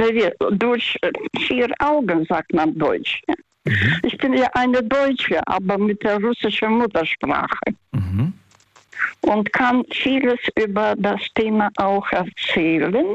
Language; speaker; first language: German; non-native, fluent; Russian